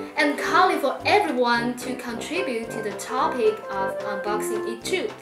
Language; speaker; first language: English; non-native, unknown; Chinese